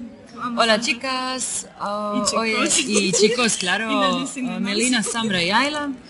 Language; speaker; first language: Spanish; non-native, learner; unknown